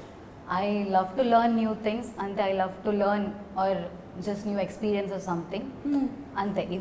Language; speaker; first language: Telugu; non-native, learner; Malayalam